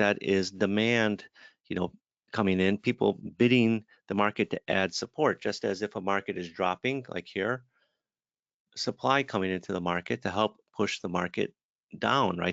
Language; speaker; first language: English; native; English